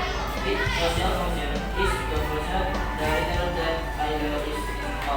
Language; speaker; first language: English; non-native, learner; Indonesian